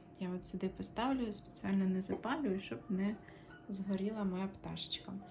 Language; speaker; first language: Ukrainian; non-native, local second language; Russian